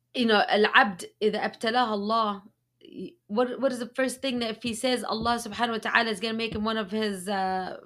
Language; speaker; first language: English; early bilingual, other home language; Arabic